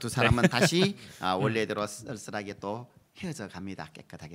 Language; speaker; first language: Korean; native; Korean